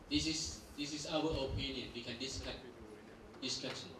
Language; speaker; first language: English; non-native, learner; Thai